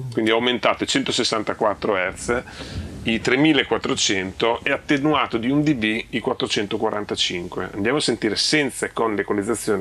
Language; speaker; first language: Italian; native; Italian